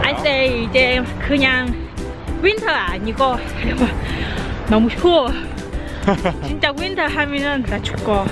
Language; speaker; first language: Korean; non-native, learner; Vietnamese